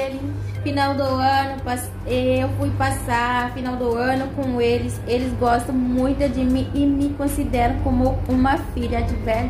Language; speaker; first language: Portuguese; non-native, fluent; Haitian Creole